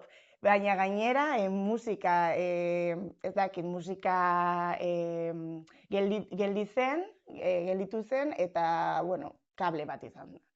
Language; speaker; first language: Basque; non-native, local second language; Spanish